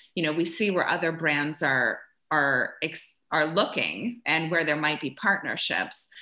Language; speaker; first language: English; early bilingual, other home language; German